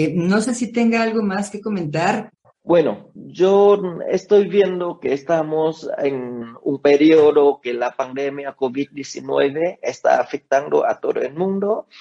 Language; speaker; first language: Spanish; non-native, fluent; Vietnamese